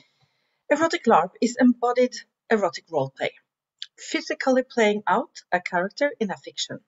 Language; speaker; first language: English; non-native, fluent; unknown